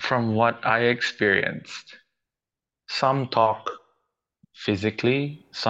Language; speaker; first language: English; non-native, local second language; Filipino